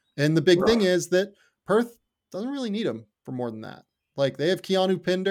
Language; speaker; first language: English; native; English